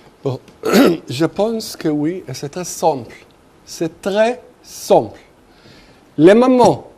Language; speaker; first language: French; non-native, fluent; Hebrew